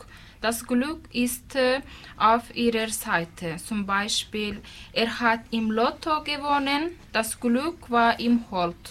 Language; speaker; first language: German; non-native, learner; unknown